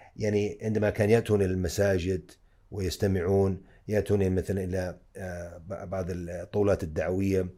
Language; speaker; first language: Arabic; non-native, fluent; English